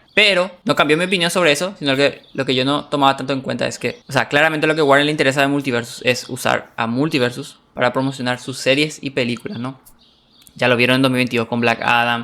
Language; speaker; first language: Spanish; native; Spanish